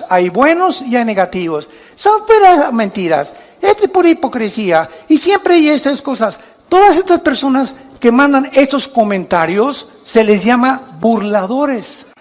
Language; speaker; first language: Spanish; native; Spanish